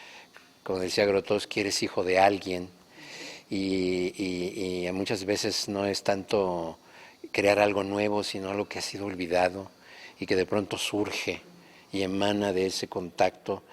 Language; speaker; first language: Spanish; native; Spanish